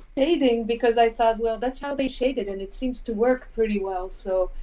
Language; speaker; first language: English; non-native, fluent; French